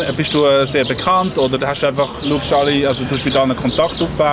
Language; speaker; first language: German; native; German